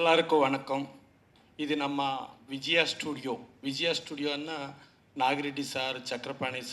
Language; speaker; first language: Tamil; non-native, learner; Telugu